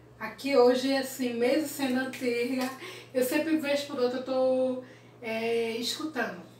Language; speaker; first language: Portuguese; early bilingual, other home language; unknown